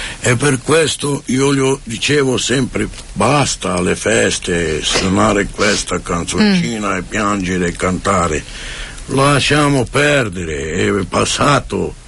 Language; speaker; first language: Italian; non-native, fluent; Romany